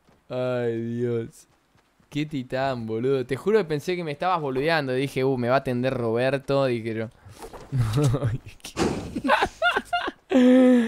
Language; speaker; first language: Spanish; native; Spanish